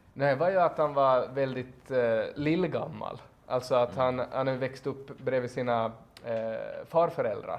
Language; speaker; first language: Swedish; native; Swedish